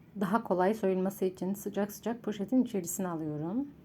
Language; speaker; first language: Turkish; native; Turkish